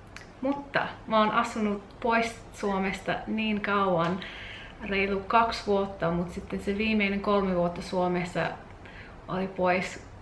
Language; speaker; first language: Finnish; non-native, learner; English